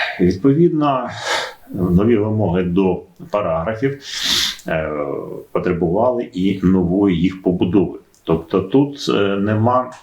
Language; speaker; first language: Ukrainian; native; Ukrainian